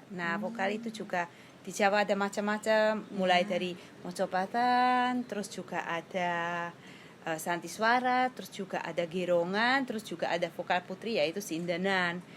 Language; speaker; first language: Indonesian; non-native, fluent; Hungarian